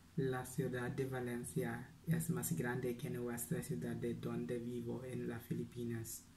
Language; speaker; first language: Spanish; non-native, learner; Filipino